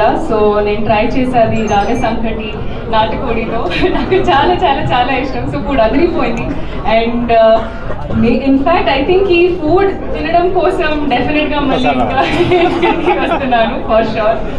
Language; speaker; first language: Telugu; non-native, learner; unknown